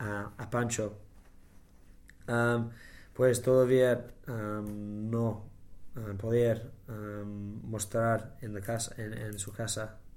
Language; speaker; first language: Spanish; non-native, learner; English